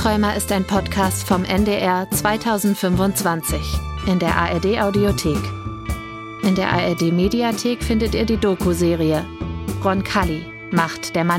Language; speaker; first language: German; native; German